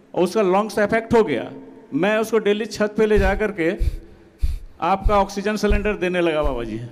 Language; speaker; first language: Hindi; non-native, local second language; Odia